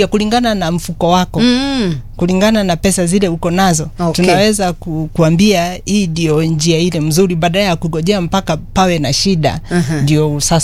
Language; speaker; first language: Swahili; non-native, local second language; Kikuyu